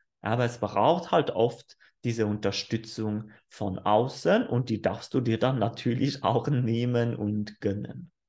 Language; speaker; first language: German; non-native, fluent; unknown